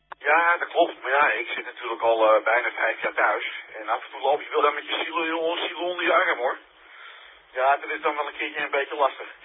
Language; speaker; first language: Dutch; native; Dutch